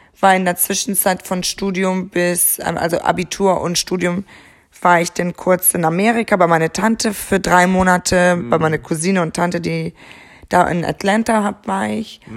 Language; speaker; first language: German; early bilingual, other home language; Persian